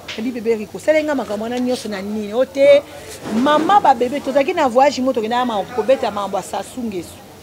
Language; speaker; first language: Lingala; native; Lingala